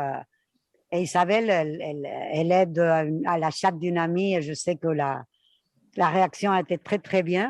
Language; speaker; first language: French; non-native, fluent; Spanish